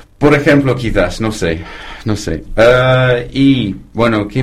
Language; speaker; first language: Spanish; non-native, fluent; English